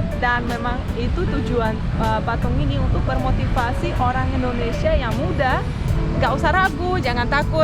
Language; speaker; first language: Indonesian; non-native, fluent; Russian